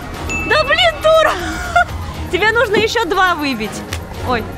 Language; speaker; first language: Russian; native; Russian